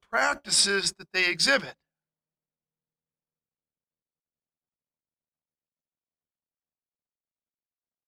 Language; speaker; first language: English; native; English